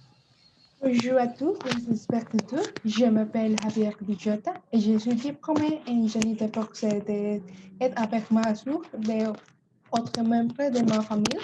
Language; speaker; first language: French; non-native, learner; Spanish